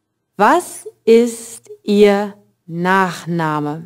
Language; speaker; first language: German; non-native, fluent; English